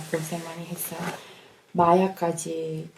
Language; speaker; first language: Korean; non-native, fluent; English